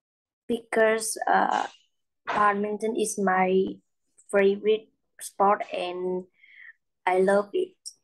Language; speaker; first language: English; non-native, learner; Vietnamese